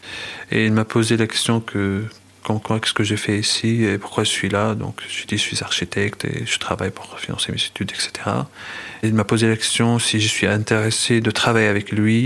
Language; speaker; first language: French; non-native, fluent; Arabic